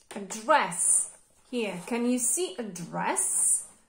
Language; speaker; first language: English; non-native, fluent; Polish